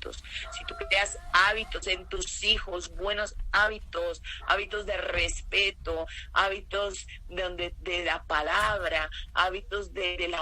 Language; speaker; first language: Spanish; native; Spanish